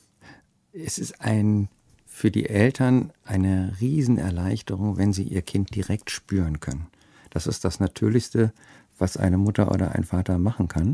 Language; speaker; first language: German; native; German